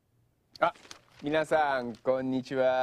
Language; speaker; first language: Japanese; non-native, fluent; English